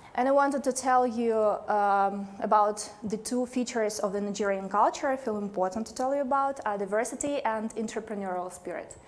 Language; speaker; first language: English; non-native, fluent; Russian